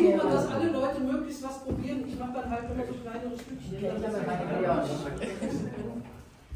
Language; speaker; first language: German; native; German